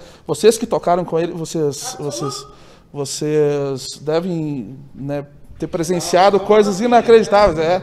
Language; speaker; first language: Portuguese; native; Portuguese